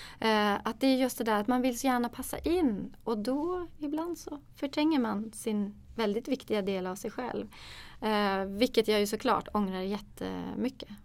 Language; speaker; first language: Swedish; native; Swedish